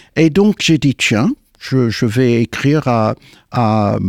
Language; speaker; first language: French; non-native, fluent; English